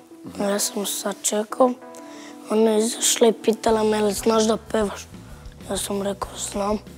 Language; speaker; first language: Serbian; non-native, local second language; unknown